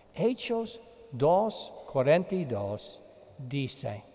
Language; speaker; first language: Spanish; non-native, fluent; English